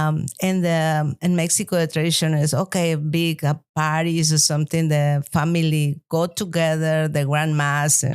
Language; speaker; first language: English; non-native, learner; Spanish